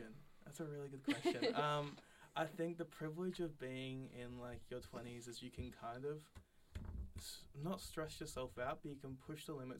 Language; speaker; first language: English; native; English